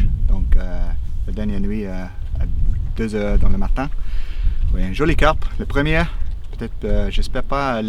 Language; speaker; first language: French; non-native, learner; English